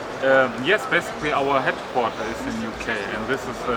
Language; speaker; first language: English; non-native, learner; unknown